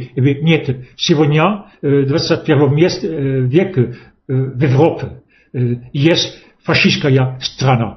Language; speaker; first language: Russian; non-native, fluent; French